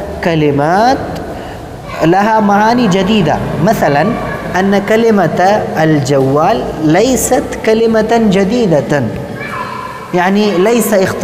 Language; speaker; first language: Arabic; non-native, fluent; Urdu